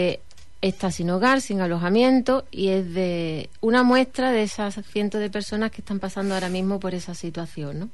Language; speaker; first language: Spanish; native; Spanish